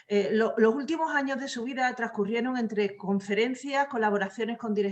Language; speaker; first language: Spanish; native; Spanish